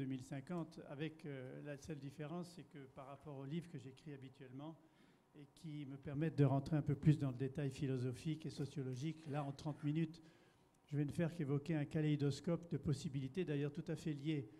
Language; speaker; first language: French; native; French